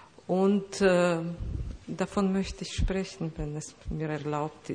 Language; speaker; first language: German; non-native, fluent; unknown